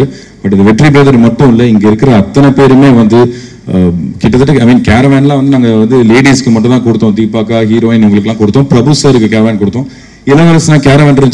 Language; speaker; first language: Tamil; native; Tamil